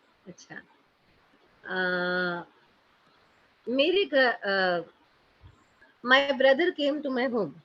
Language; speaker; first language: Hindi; native; Hindi